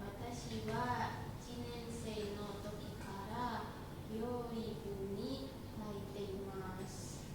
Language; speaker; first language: Japanese; non-native, learner; Indonesian